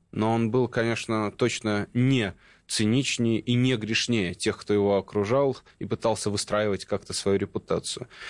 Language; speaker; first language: Russian; native; Russian